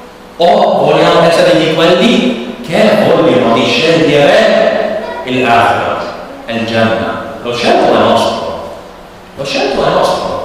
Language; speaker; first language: Italian; non-native, learner; English